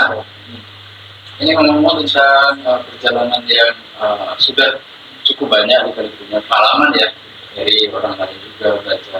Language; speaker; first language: Indonesian; native; Indonesian